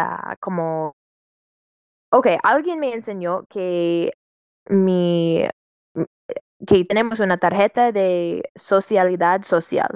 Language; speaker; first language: Spanish; non-native, fluent; English